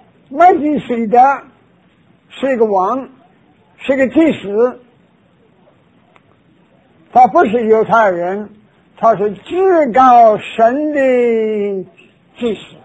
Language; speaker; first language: Chinese; non-native, fluent; English